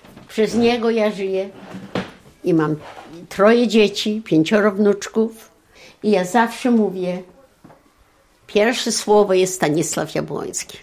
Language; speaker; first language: Polish; non-native, local second language; Yiddish